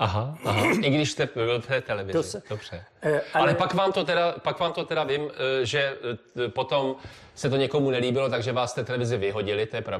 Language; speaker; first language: Czech; native; Czech